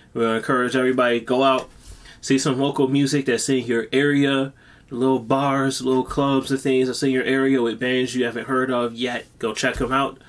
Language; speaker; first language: English; native; English